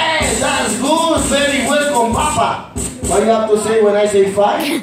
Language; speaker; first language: English; non-native, learner; Spanish